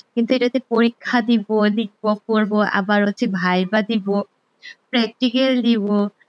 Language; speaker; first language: Bangla; non-native, local second language; Garo